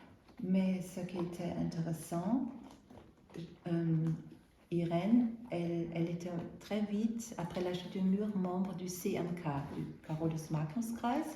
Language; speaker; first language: French; non-native, fluent; German